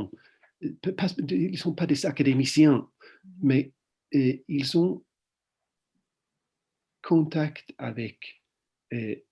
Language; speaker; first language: French; non-native, fluent; Swedish